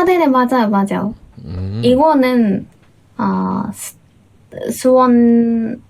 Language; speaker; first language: Korean; non-native, fluent; Japanese